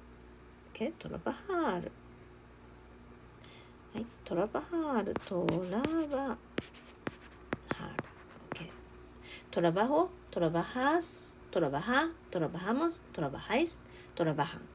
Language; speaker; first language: Spanish; non-native, learner; Japanese